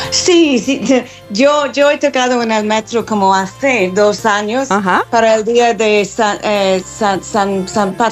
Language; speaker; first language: Spanish; non-native, fluent; English